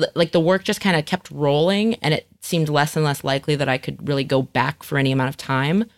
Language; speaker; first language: English; native; English